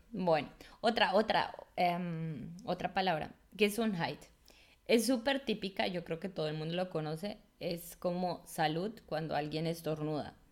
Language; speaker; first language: Spanish; native; Spanish